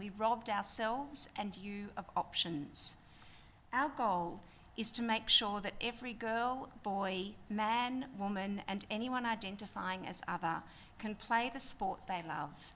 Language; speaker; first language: English; native; English